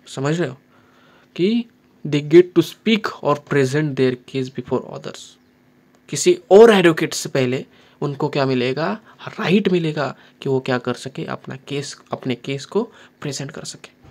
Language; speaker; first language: Hindi; non-native, local second language; Marathi